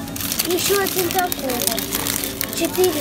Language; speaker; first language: Russian; early bilingual, heritage; Russian